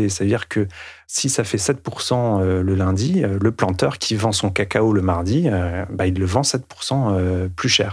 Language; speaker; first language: French; native; French